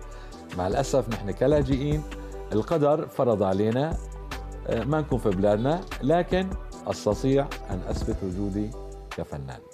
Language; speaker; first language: Arabic; native; Arabic